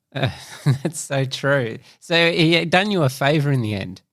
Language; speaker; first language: English; native; English